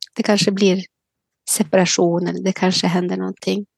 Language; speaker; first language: Swedish; native; Swedish